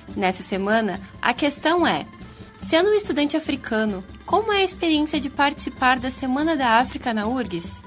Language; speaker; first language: Portuguese; native; Portuguese